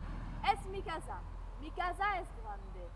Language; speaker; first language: Spanish; non-native, learner; French